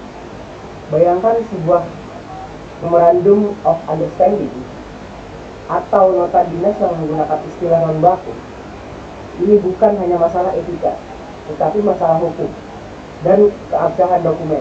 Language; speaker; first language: Indonesian; native; Indonesian